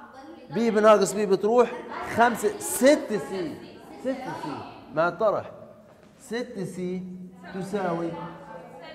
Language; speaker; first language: Arabic; native; Arabic